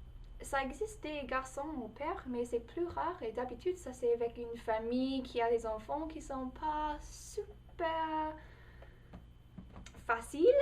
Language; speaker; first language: French; non-native, fluent; English